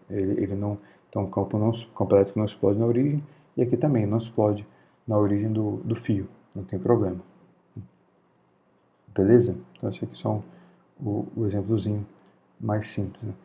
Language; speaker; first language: Portuguese; native; Portuguese